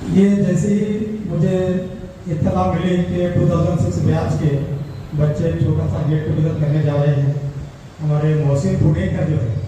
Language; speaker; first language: Urdu; native; Urdu